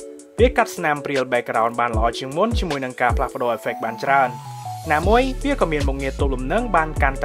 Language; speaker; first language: Khmer; native; Khmer